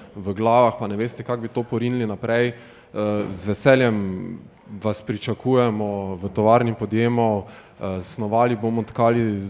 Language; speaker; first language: Slovenian; native; Slovenian